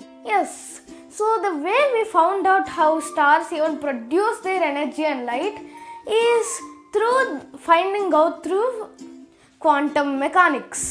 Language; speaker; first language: English; early bilingual, other home language; Telugu